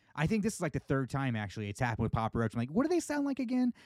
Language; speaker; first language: English; native; English